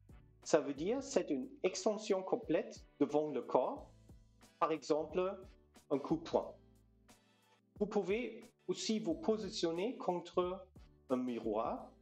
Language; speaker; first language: French; non-native, fluent; German